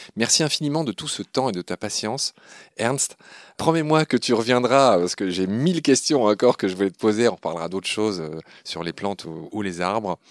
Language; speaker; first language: French; native; French